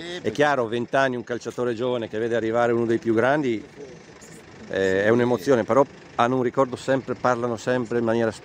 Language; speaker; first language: Italian; native; Italian